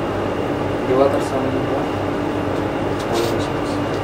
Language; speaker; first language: Japanese; non-native, learner; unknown